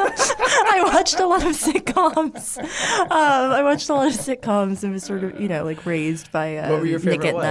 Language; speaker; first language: English; native; English